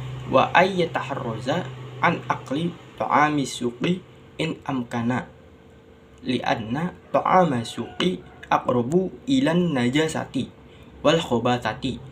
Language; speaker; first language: Arabic; non-native, learner; Indonesian